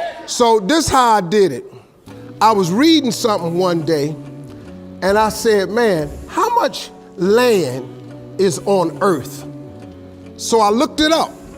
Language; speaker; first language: English; native; English